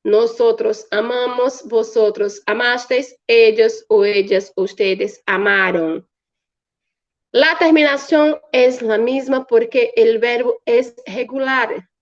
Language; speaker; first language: Spanish; non-native, fluent; Portuguese